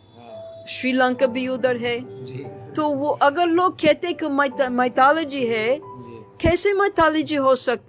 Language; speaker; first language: Hindi; non-native, fluent; English